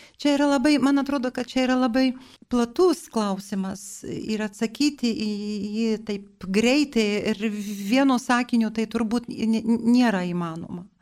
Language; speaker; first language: Lithuanian; non-native, local second language; Polish